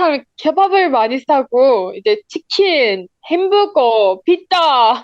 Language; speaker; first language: Korean; non-native, learner; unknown